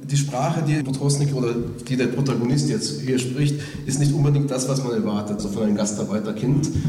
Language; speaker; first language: German; non-native, fluent; Slovenian